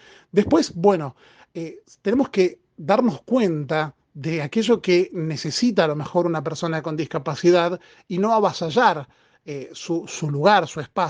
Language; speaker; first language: Spanish; native; Spanish